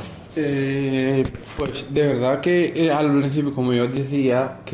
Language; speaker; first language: Spanish; non-native, fluent; Arabic